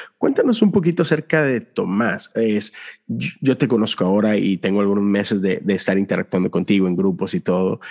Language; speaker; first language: Spanish; native; Spanish